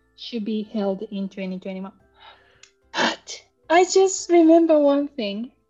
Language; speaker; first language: English; non-native, learner; Japanese